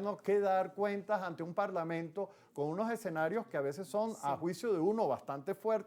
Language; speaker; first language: Spanish; native; Spanish